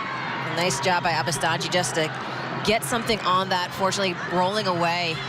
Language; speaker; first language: English; native; English